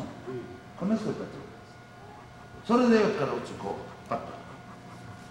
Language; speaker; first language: Japanese; native; Japanese